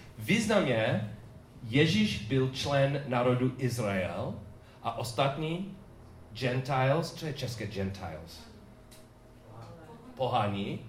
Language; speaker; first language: Czech; non-native, fluent; English